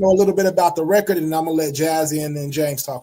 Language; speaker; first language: English; native; English